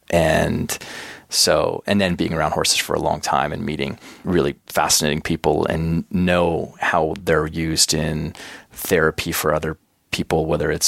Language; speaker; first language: English; native; English